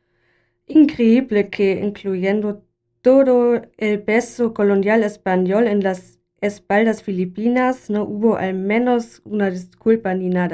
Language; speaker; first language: Spanish; non-native, learner; German